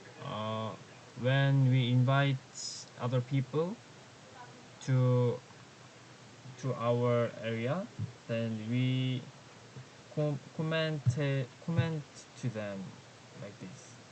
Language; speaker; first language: English; non-native, learner; Korean